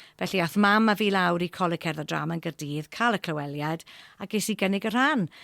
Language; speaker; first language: Welsh; non-native, local second language; English